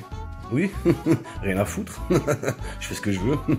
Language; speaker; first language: French; native; French